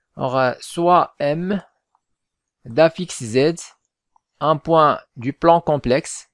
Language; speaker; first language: French; non-native, local second language; Arabic